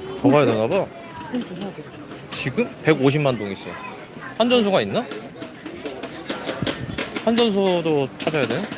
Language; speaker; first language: Korean; native; Korean